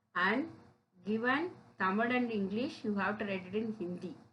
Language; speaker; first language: English; non-native, local second language; Tamil